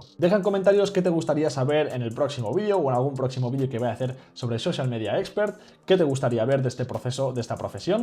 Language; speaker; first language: Spanish; native; Spanish